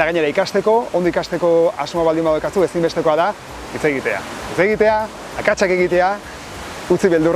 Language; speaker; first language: Basque; native; Basque